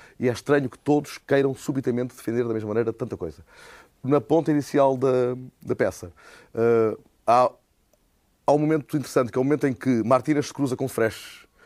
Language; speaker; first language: Portuguese; native; Portuguese